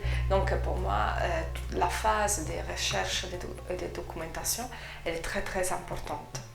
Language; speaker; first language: French; non-native, fluent; Italian